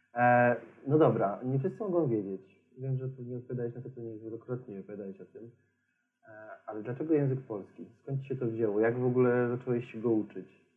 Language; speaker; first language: Polish; native; Polish